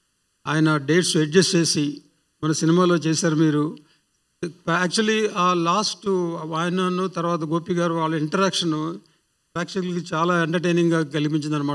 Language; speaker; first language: Telugu; native; Telugu